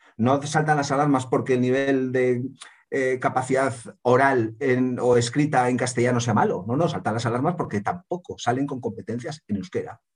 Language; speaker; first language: Spanish; native; Spanish